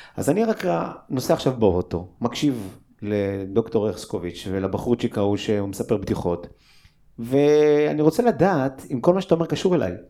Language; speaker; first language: Hebrew; native; Hebrew